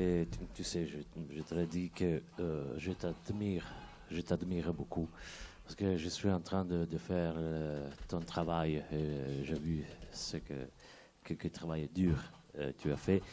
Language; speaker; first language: French; non-native, fluent; Italian